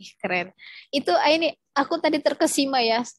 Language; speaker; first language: Indonesian; native; Indonesian